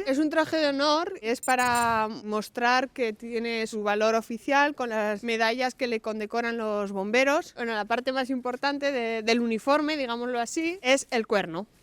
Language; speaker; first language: Spanish; native; Spanish